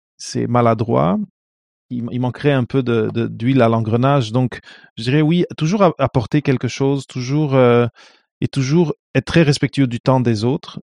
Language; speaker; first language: French; non-native, fluent; Portuguese